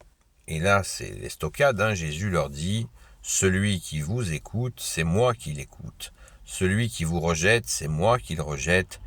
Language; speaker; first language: French; native; French